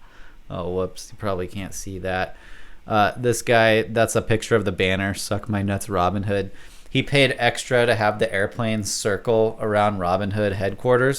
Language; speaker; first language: English; native; English